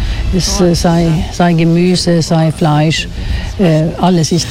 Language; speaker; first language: German; non-native, fluent; Swedish